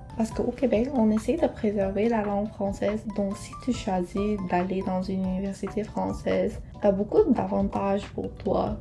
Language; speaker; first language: French; non-native, fluent; Korean